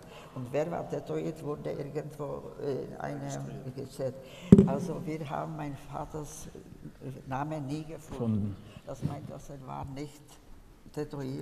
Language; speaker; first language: German; non-native, fluent; Czech